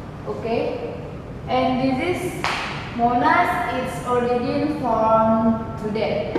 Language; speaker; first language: English; non-native, learner; Indonesian